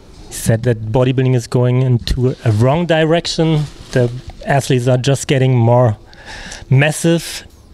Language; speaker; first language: English; non-native, fluent; German